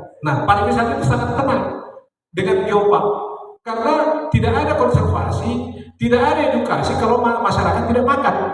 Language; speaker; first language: Indonesian; native; Indonesian